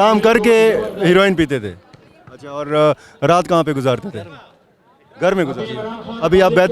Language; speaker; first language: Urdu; non-native, local second language; Pashto